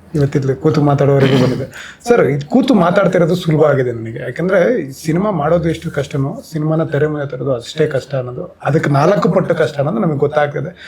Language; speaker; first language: Kannada; native; Kannada